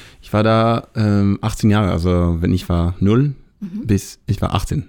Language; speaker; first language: German; non-native, learner; Hebrew